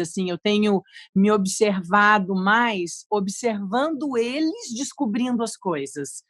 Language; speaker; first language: Portuguese; native; Portuguese